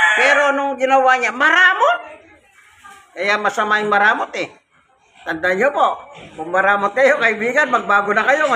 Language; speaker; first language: Filipino; non-native, local second language; Pampanga